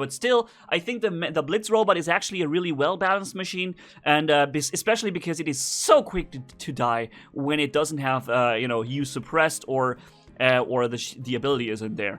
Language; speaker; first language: English; non-native, fluent; German